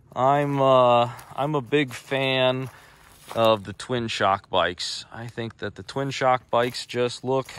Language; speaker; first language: English; native; English